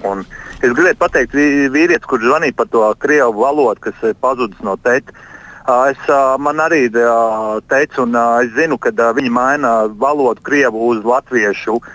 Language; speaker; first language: Latvian; non-native, local second language; Russian